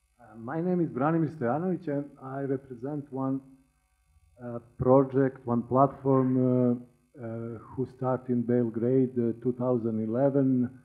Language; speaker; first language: English; non-native, learner; Serbian